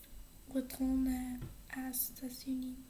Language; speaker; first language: French; non-native, learner; English